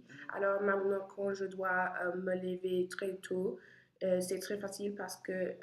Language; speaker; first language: French; non-native, learner; English